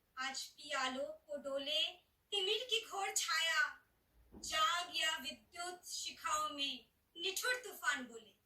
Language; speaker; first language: Hindi; non-native, local second language; Bangla